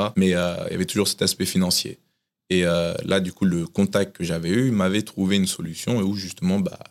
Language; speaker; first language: French; native; French